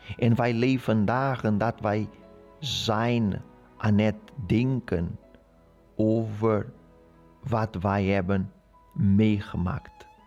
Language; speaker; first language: Dutch; non-native, learner; Portuguese